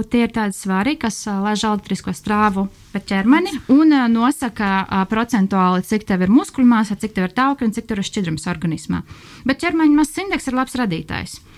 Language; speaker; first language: Latvian; non-native, local second language; Russian